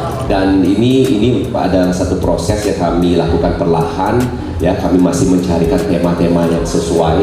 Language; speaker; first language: Indonesian; native; Indonesian